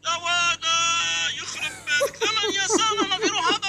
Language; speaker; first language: Arabic; native; Arabic